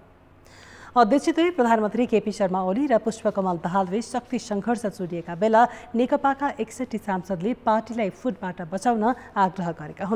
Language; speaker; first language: Nepali; native; Nepali